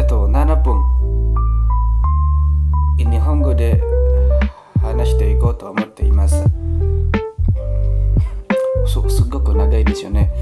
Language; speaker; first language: Japanese; non-native, learner; Indonesian